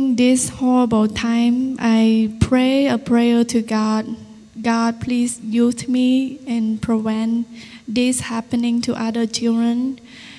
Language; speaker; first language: English; non-native, learner; Vietnamese